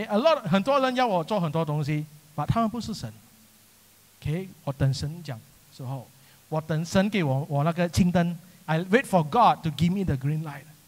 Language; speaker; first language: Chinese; non-native, local second language; English